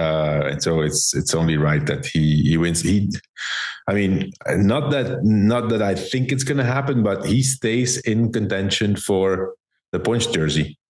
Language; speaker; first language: English; non-native, fluent; Dutch